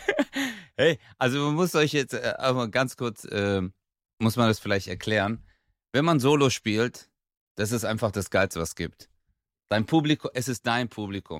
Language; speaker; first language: German; early bilingual, other home language; Turkish